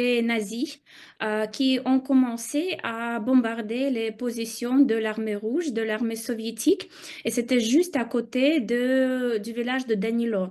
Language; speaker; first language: French; non-native, fluent; Russian